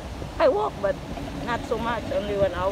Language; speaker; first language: English; non-native, local second language; Filipino